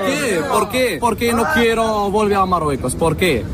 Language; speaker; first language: Spanish; non-native, learner; Arabic